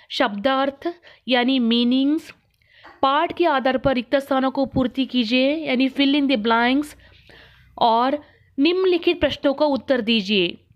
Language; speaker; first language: Hindi; non-native, local second language; Kannada